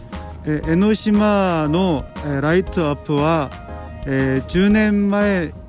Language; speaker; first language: Japanese; non-native, learner; Korean